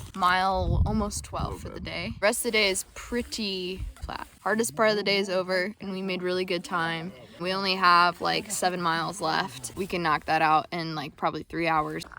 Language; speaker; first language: English; native; English